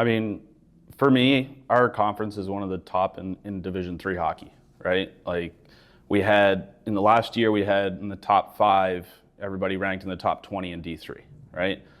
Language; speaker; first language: English; native; English